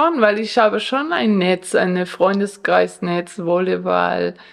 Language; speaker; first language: German; non-native, fluent; Spanish